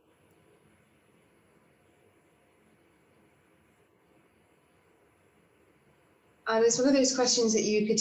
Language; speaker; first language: English; native; English